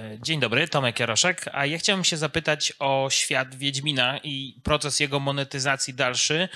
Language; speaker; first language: Polish; native; Polish